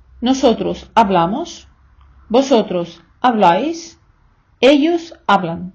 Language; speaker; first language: Spanish; non-native, fluent; Ukrainian